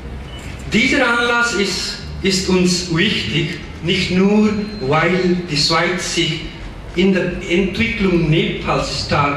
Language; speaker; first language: German; non-native, fluent; Nepali